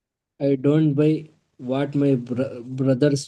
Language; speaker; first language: English; non-native, learner; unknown